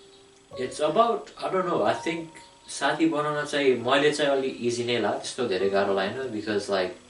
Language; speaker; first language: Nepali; early bilingual, heritage; Nepali